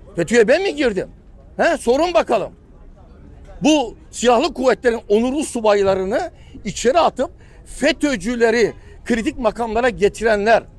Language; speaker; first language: Turkish; native; Turkish